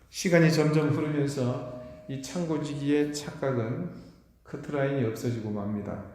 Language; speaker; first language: Korean; native; Korean